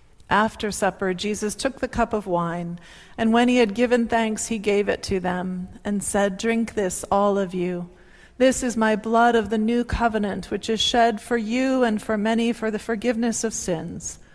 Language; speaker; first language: English; native; English